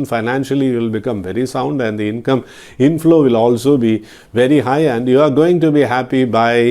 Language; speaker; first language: English; non-native, local second language; Malayalam